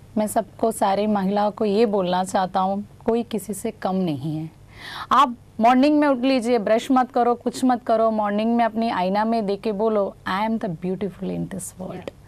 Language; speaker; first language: Hindi; non-native, local second language; Gujarati